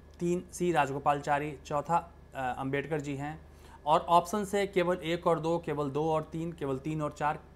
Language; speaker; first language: Hindi; native; Hindi